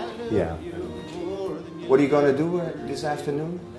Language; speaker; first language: English; non-native, fluent; Dutch